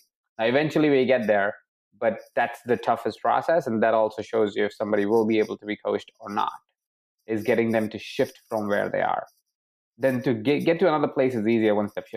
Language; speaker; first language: English; non-native, local second language; Hindi